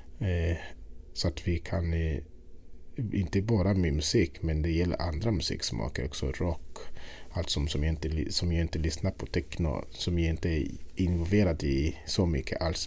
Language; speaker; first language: Swedish; non-native, fluent; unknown